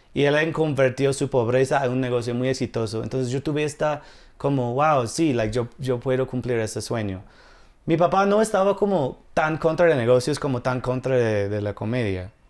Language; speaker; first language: Spanish; non-native, fluent; English